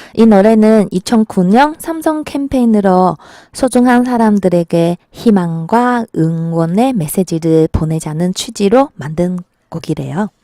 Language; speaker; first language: Korean; non-native, fluent; Chinese